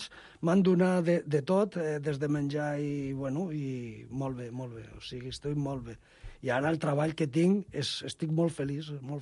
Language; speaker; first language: Catalan; non-native, local second language; Spanish